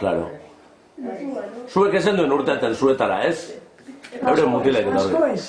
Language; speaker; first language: Basque; native; Basque